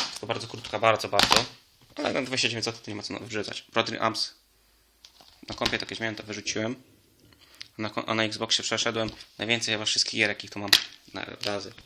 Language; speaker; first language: Polish; native; Polish